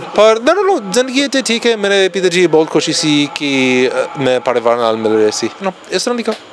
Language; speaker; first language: Punjabi; non-native, fluent; English